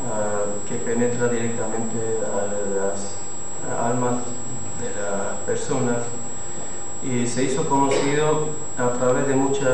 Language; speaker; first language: Spanish; non-native, fluent; Armenian